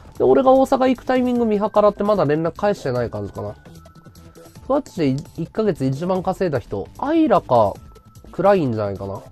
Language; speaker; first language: Japanese; native; Japanese